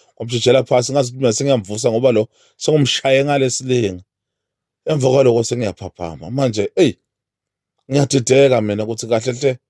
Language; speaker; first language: Zulu; non-native, local second language; Swati